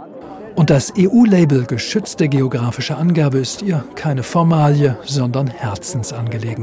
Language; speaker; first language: German; native; German